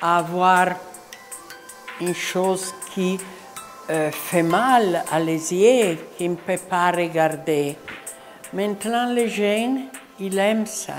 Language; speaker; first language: French; non-native, learner; Italian